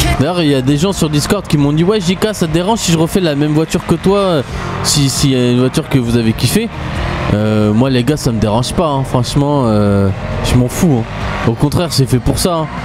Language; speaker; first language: French; native; French